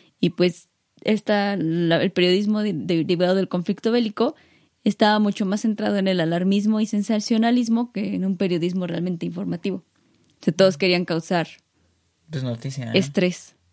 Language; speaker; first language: Spanish; native; Spanish